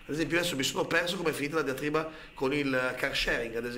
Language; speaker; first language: Italian; native; Italian